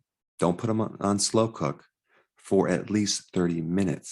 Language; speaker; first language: English; native; English